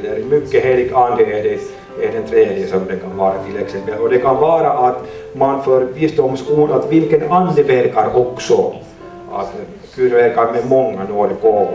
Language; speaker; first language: Swedish; non-native, learner; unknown